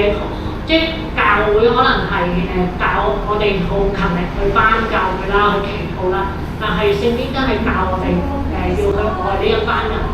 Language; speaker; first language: Cantonese; native; Cantonese